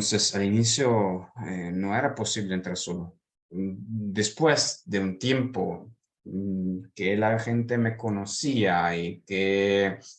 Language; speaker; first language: Spanish; non-native, fluent; Italian